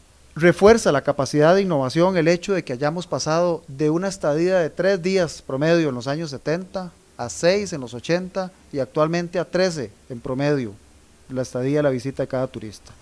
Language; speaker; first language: Spanish; native; Spanish